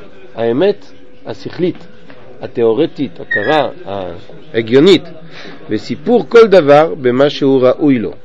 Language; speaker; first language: Hebrew; non-native, fluent; French